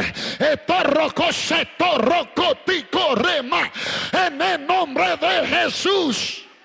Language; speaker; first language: Spanish; early bilingual, heritage; Spanish